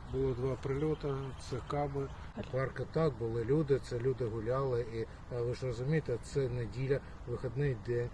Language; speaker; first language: Ukrainian; native; Ukrainian